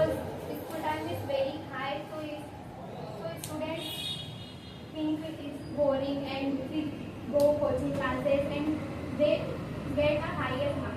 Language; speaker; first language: English; non-native, learner; Hindi